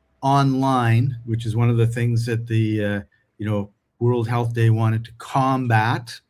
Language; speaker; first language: English; native; English